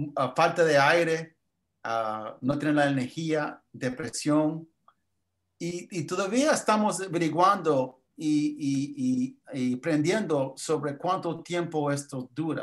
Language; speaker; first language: Spanish; early bilingual, heritage; English